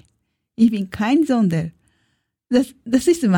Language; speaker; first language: German; non-native, learner; Japanese